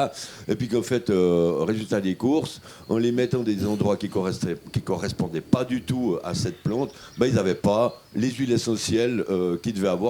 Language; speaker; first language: French; native; French